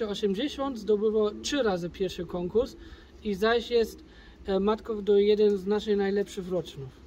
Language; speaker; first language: Polish; early bilingual, heritage; German